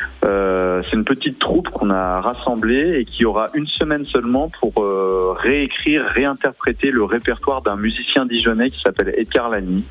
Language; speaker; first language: French; native; French